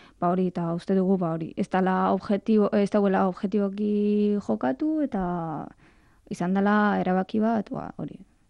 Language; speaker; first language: Basque; non-native, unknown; Arabic